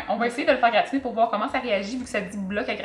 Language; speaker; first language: French; native; French